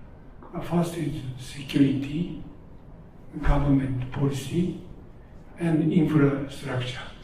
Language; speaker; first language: English; non-native, learner; Japanese